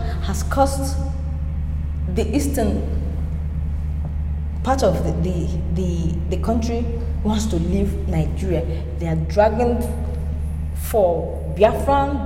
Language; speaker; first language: English; non-native, local second language; Igbo